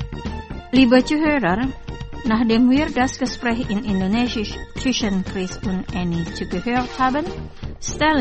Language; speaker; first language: German; non-native, fluent; Indonesian